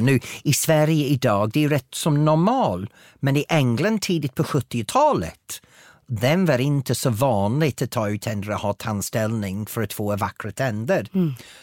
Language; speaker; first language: Swedish; non-native, fluent; English